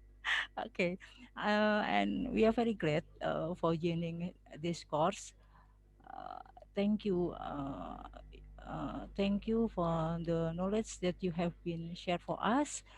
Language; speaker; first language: English; non-native, local second language; Javanese